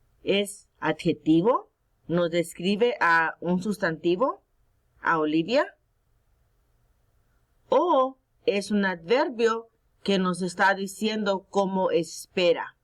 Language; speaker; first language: Spanish; early bilingual, heritage; Spanish